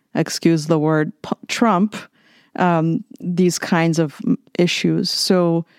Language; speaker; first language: English; non-native, fluent; Russian